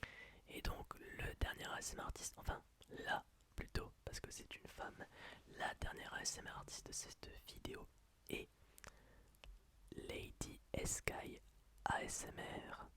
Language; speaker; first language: French; native; French